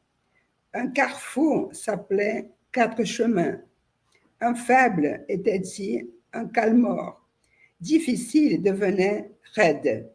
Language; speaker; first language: French; non-native, fluent; Portuguese